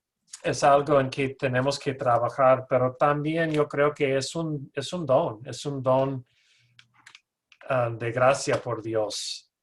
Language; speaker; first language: Spanish; non-native, fluent; English